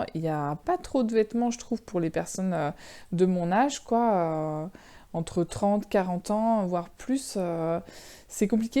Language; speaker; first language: French; native; French